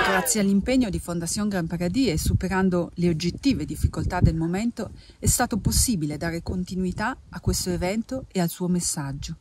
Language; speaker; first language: Italian; native; Italian